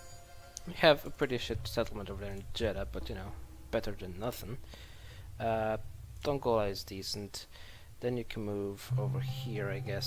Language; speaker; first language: English; non-native, fluent; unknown